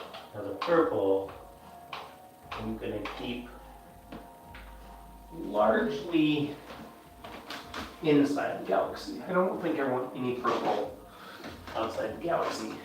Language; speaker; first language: English; native; English